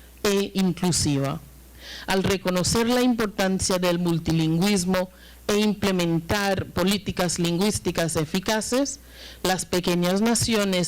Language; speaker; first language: Spanish; non-native, fluent; English